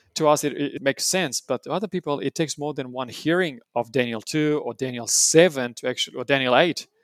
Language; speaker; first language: English; non-native, fluent; Romanian